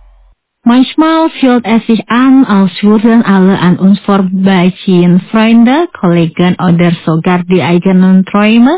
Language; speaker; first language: German; non-native, fluent; Indonesian